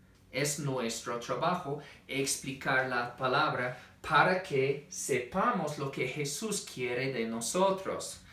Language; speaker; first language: Spanish; non-native, fluent; English